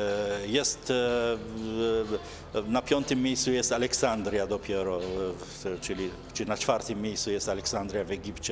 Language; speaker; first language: Polish; non-native, fluent; Arabic